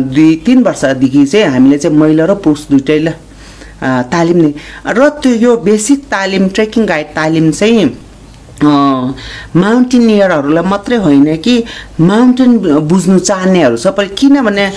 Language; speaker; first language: Nepali; non-native, local second language; Sherpa